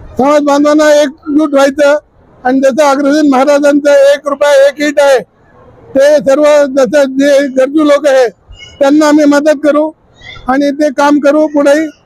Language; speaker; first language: Marathi; non-native, local second language; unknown